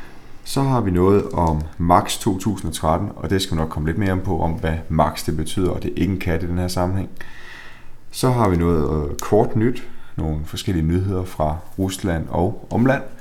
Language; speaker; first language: Danish; native; Danish